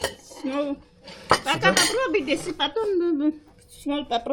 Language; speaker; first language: Russian; non-native, learner; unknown